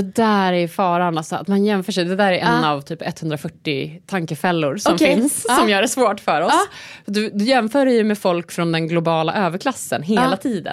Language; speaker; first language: Swedish; native; Swedish